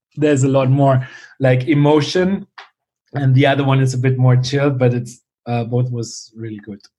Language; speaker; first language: English; non-native, fluent; German